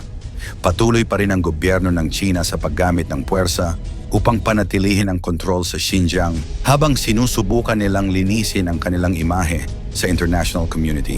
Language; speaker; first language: Filipino; native; Filipino